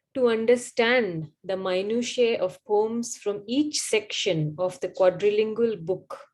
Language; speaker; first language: English; non-native, local second language; Marathi